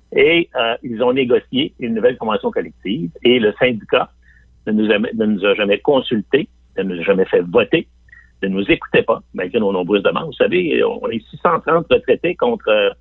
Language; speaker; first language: French; native; French